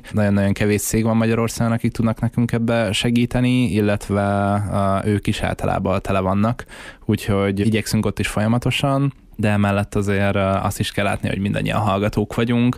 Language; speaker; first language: Hungarian; native; Hungarian